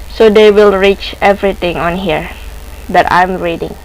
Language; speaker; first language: English; non-native, learner; Indonesian